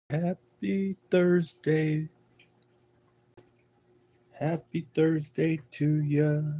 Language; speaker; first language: English; native; English